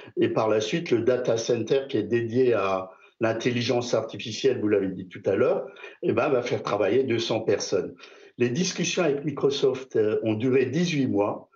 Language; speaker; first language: French; native; French